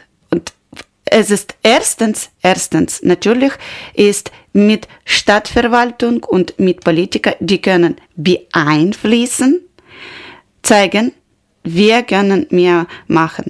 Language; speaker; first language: German; non-native, learner; Ukrainian